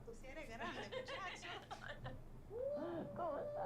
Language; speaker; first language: Spanish; non-native, learner; English